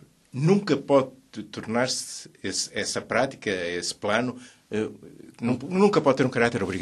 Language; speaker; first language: Portuguese; native; Portuguese